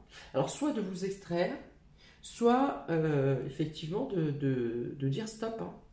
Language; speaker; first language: French; native; French